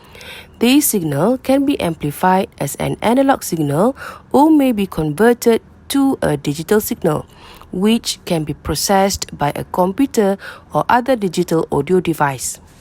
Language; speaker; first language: English; non-native, local second language; Malay